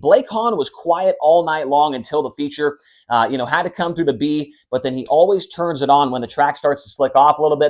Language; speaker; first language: English; native; English